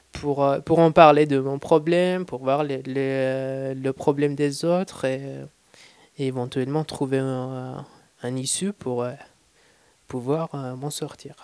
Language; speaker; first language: French; non-native, fluent; Persian